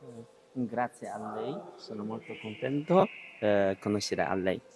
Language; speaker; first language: Italian; non-native, learner; Chinese